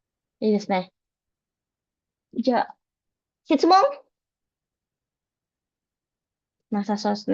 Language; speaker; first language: Japanese; non-native, fluent; Indonesian